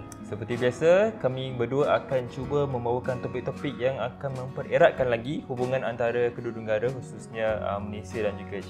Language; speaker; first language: Malay; native; Malay